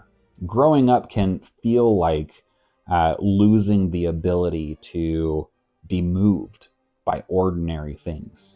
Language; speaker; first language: English; native; English